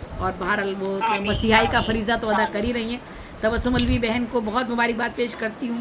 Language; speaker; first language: Urdu; native; Urdu